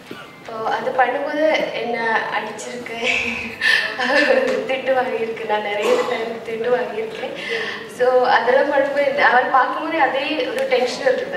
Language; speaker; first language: Tamil; non-native, fluent; Malayalam